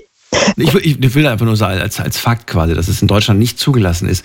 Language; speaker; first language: German; native; German